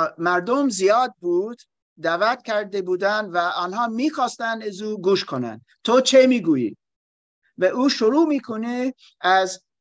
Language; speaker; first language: Persian; non-native, learner; German